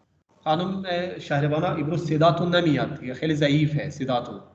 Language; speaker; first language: Persian; non-native, fluent; Urdu